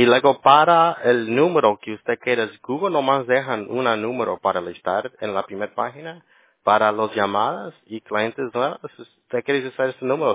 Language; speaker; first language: Spanish; early bilingual, other home language; English